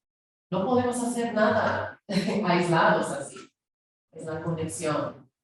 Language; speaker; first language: Spanish; non-native, fluent; English